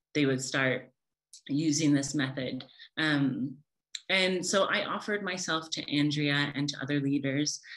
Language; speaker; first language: English; native; English